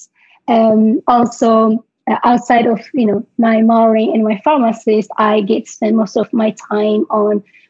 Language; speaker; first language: English; non-native, fluent; Tigrinya